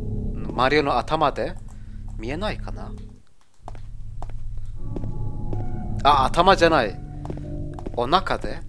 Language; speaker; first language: Japanese; non-native, learner; German